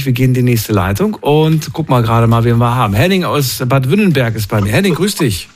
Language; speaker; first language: German; native; German